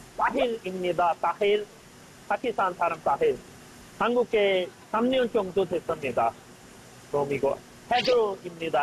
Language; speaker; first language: Korean; non-native, learner; Urdu